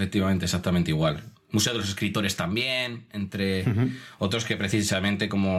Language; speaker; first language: Spanish; native; Spanish